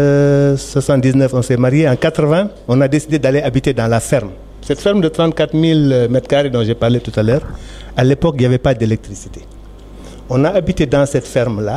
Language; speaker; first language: French; non-native, local second language; Wolof